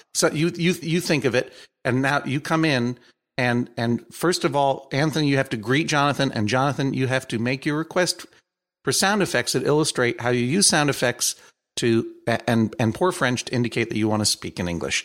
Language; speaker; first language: English; native; English